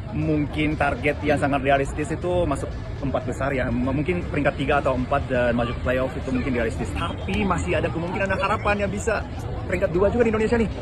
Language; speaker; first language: Indonesian; non-native, fluent; Japanese